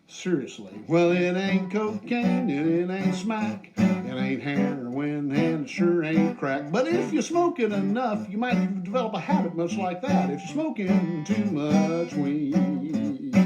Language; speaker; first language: English; native; English